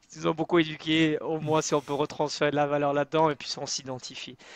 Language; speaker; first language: French; native; French